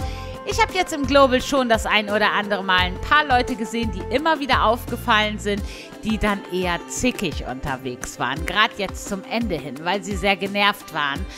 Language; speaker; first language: German; native; German